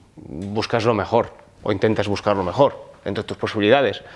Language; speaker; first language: Spanish; non-native, local second language; Occitan